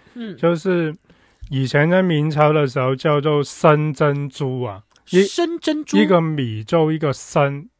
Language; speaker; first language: Chinese; non-native, local second language; Cantonese